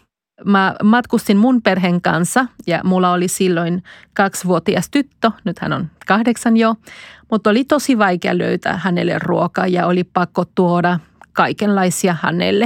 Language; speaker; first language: Finnish; non-native, fluent; Spanish